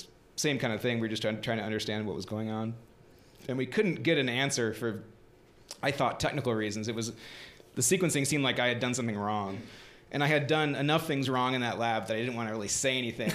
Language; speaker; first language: English; native; English